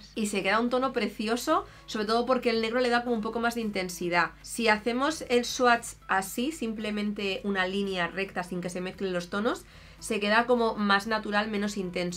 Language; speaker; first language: Spanish; native; Spanish